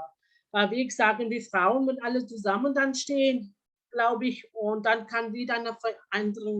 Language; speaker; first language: German; non-native, learner; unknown